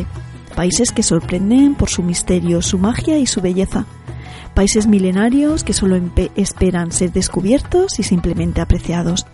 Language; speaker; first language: Spanish; native; Spanish